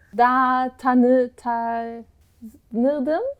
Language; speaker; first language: Turkish; non-native, learner; German